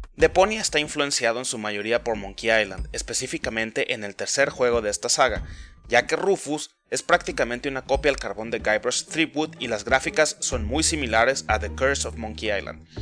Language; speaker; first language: Spanish; native; Spanish